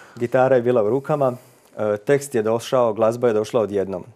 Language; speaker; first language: Croatian; native; Croatian